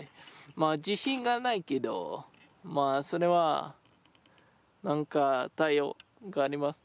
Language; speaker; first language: Japanese; non-native, learner; French